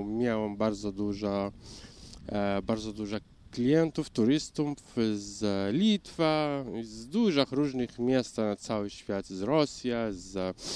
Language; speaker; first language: Polish; non-native, learner; Arabic